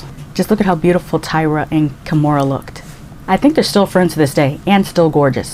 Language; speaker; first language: English; native; English